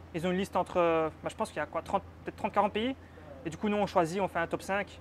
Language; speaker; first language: French; native; French